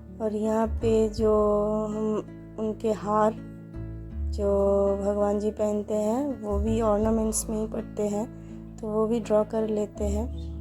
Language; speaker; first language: Hindi; non-native, local second language; Bangla